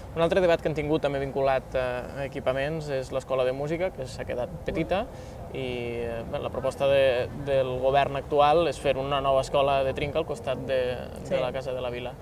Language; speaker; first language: Catalan; native; Catalan